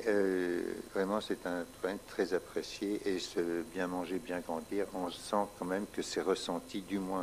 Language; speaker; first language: French; native; French